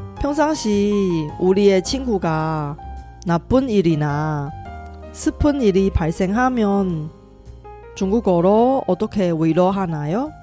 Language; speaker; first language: Korean; non-native, fluent; Chinese